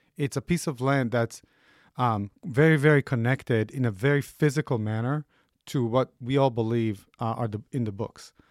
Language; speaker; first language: English; early bilingual, other home language; Hebrew